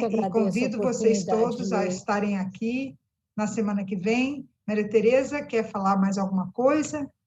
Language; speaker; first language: Portuguese; native; Portuguese